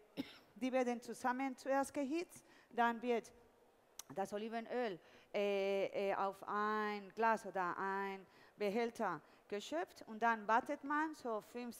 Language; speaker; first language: German; non-native, fluent; Spanish